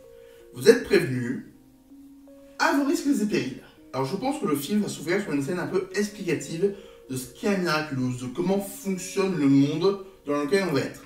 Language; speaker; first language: French; native; French